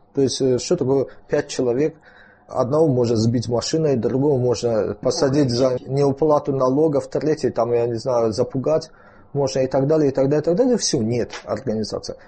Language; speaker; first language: Russian; non-native, local second language; Azerbaijani